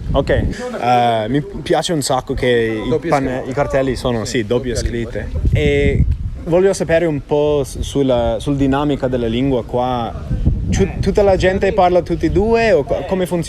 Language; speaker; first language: Italian; non-native, fluent; English